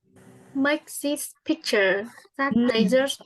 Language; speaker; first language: English; non-native, learner; Vietnamese